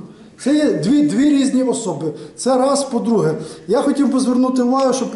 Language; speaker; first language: Ukrainian; native; Ukrainian